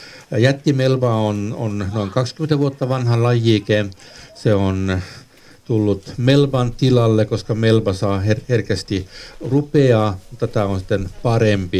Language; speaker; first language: Finnish; non-native, local second language; Swedish